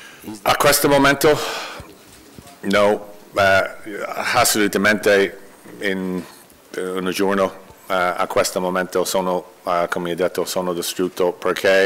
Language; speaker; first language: Italian; non-native, learner; English